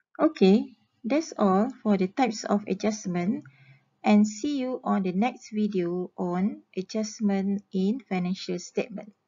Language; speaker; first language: English; non-native, local second language; Malay